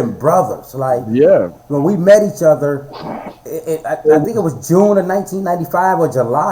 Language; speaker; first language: English; native; English